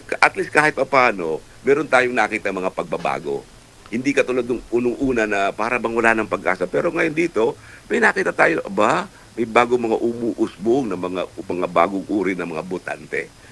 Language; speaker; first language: Filipino; native; Filipino